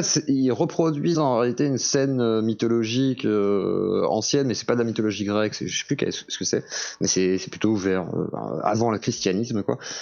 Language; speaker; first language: French; native; French